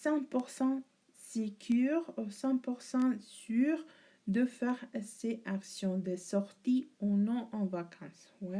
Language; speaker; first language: French; non-native, learner; Spanish